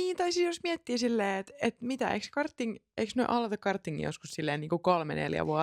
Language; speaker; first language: Finnish; native; Finnish